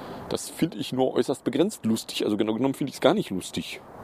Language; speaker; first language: German; native; German